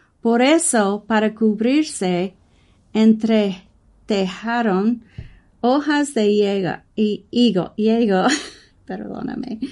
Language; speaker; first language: Spanish; non-native, learner; English